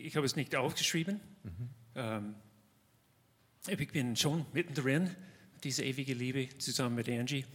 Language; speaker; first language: German; non-native, fluent; English